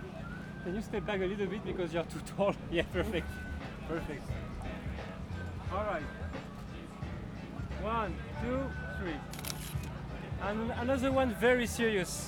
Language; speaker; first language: English; non-native, fluent; French